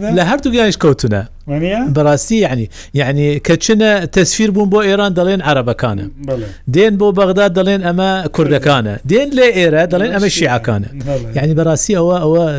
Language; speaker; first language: Central Kurdish; non-native, local second language; Southern Kurdish